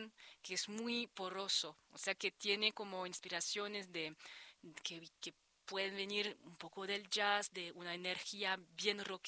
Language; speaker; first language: Spanish; non-native, fluent; French